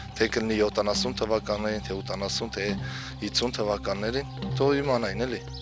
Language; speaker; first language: Armenian; non-native, local second language; Kurdish